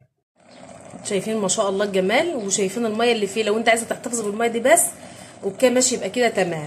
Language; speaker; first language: Arabic; native; Arabic